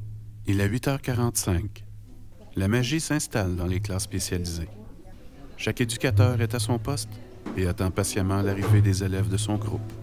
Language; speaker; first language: French; native; French